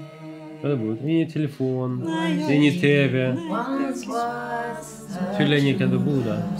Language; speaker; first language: Swedish; non-native, learner; Russian